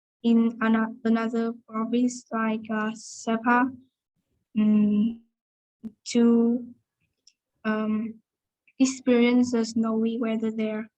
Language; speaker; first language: English; non-native, learner; Vietnamese